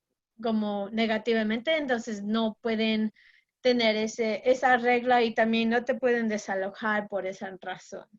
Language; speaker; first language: Spanish; non-native, fluent; English